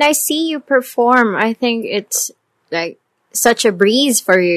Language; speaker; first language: English; non-native, local second language; Filipino